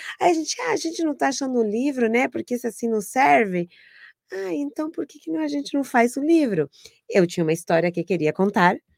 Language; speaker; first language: Portuguese; non-native, fluent; Spanish